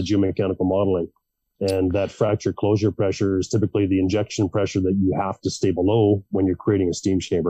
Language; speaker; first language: English; native; English